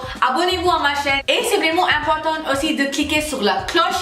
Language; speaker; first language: French; non-native, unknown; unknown